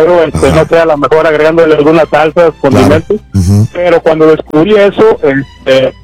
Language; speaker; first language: Spanish; native; Spanish